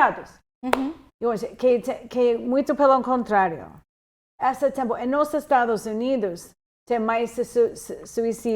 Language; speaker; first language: Portuguese; non-native, fluent; English